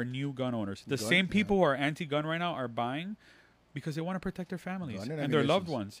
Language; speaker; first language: English; early bilingual, other home language; Spanish